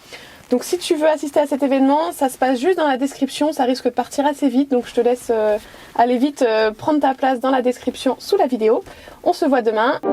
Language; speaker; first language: French; native; French